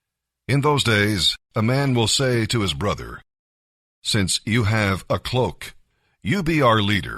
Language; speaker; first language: English; native; English